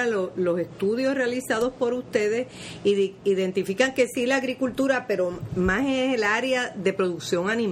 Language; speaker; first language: Spanish; native; Spanish